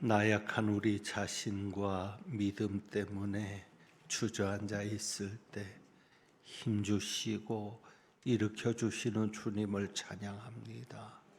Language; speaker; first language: Korean; native; Korean